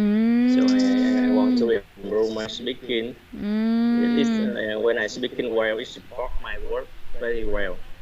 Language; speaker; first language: English; non-native, learner; Vietnamese